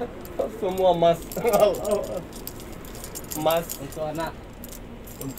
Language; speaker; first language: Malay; non-native, learner; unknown